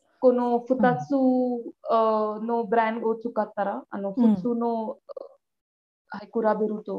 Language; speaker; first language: Japanese; non-native, learner; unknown